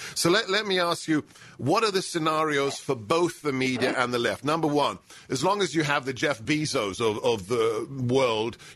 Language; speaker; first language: English; native; English